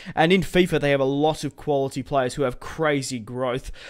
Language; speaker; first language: English; native; English